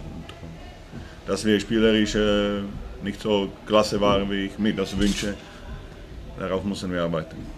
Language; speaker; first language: German; non-native, fluent; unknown